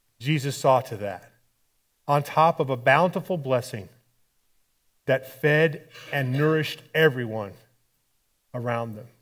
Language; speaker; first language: English; native; English